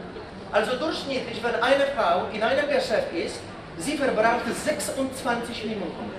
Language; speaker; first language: German; non-native, fluent; Polish